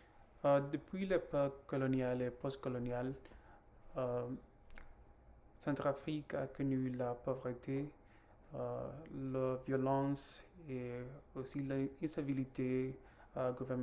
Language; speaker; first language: French; non-native, learner; Spanish